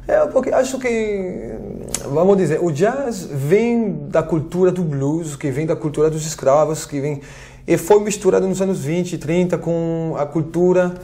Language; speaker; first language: Portuguese; non-native, fluent; French